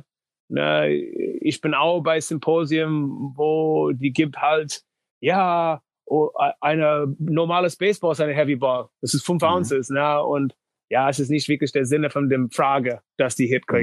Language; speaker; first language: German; non-native, learner; English